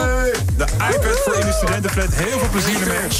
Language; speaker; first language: Dutch; native; Dutch